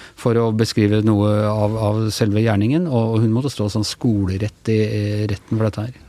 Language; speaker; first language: Norwegian; native; Norwegian